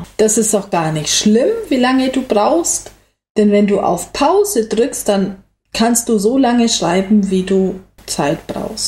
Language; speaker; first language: German; native; German